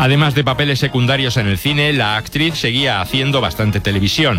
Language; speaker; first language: Spanish; native; Spanish